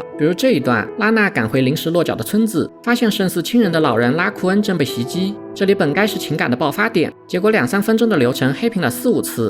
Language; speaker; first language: Chinese; native; Chinese